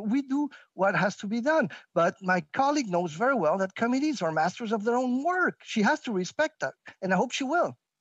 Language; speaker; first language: English; non-native, fluent; French